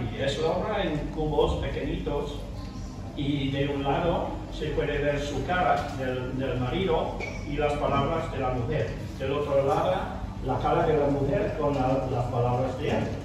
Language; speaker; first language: Spanish; non-native, fluent; English